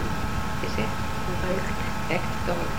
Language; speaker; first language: Greek; native; Greek